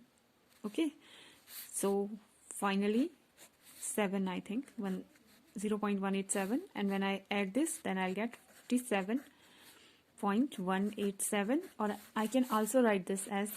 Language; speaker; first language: English; non-native, local second language; Hindi